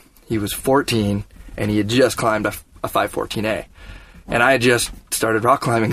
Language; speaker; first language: English; native; English